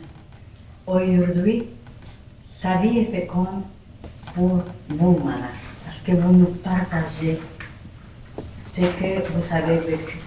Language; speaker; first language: French; non-native, fluent; Spanish